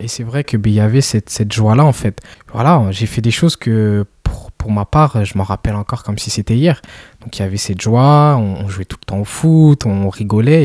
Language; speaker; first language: French; early bilingual, other home language; Kinyarwanda